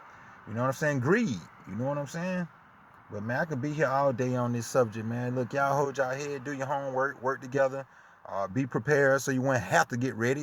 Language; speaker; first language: English; native; English